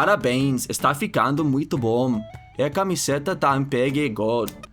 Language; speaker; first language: Portuguese; non-native, learner; English